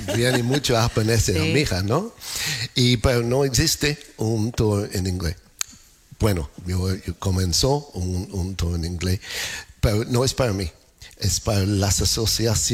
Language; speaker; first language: Spanish; non-native, learner; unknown